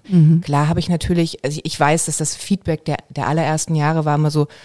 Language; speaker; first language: German; native; German